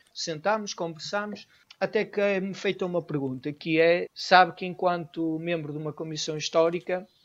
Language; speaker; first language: Portuguese; native; Portuguese